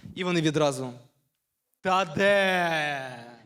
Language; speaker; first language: Ukrainian; native; Ukrainian